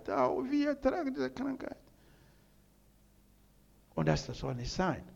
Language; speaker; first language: German; non-native, learner; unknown